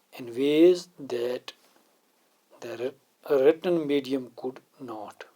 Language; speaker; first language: English; non-native, local second language; Urdu